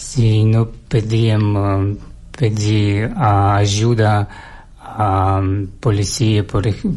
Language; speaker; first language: Catalan; non-native, learner; Russian